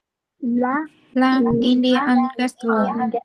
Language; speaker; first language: French; non-native, learner; Vietnamese